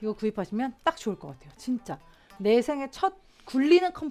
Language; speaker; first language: Korean; native; Korean